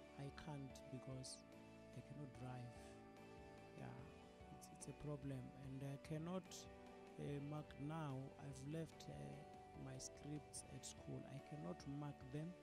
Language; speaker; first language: English; non-native, local second language; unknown